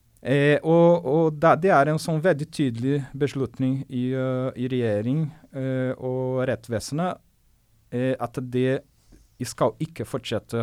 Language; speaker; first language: Norwegian; non-native, fluent; Portuguese